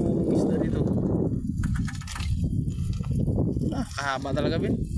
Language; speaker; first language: Filipino; non-native, local second language; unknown